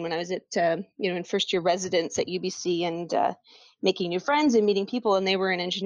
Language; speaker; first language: English; native; English